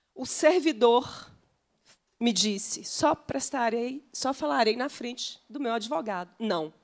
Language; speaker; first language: Portuguese; native; Portuguese